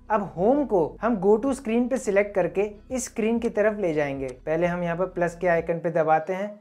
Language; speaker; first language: Hindi; native; Hindi